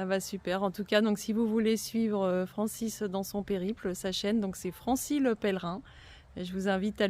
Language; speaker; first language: French; native; French